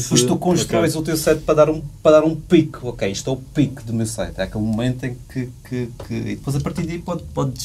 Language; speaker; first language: Portuguese; native; Portuguese